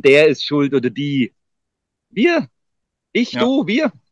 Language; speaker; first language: German; native; German